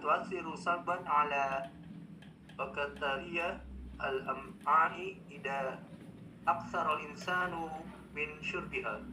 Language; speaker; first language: Arabic; non-native, learner; Indonesian